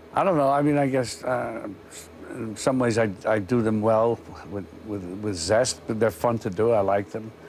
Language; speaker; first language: English; native; English